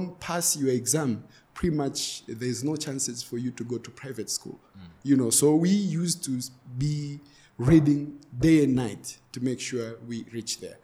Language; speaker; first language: English; non-native, local second language; Swahili